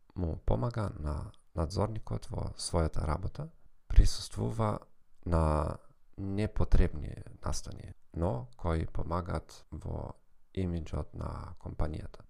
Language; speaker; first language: Macedonian; non-native, fluent; German